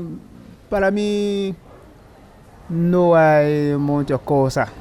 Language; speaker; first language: Spanish; non-native, learner; Haitian Creole